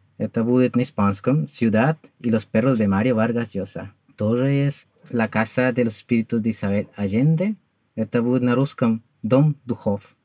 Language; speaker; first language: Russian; non-native, fluent; Spanish